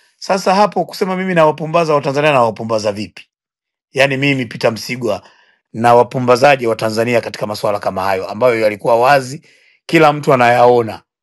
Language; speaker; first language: Swahili; native; Swahili